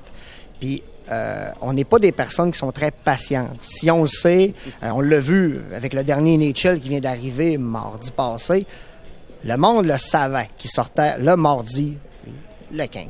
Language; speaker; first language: French; native; French